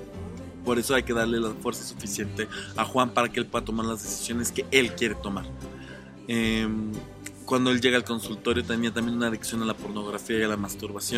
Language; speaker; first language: Spanish; native; Spanish